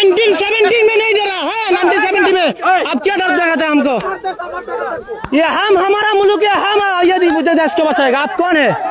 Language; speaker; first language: Hindi; non-native, learner; Bangla